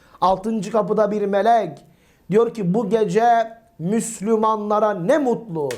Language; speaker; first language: Turkish; native; Turkish